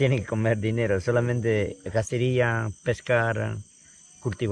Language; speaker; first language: Spanish; non-native, local second language; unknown